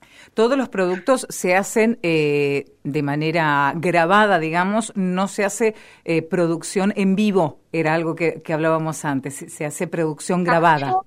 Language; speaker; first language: Spanish; native; Spanish